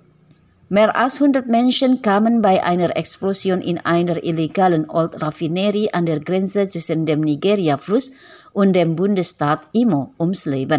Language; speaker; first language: German; non-native, fluent; Indonesian